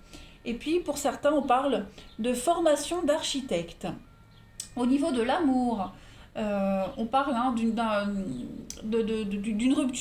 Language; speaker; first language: French; native; French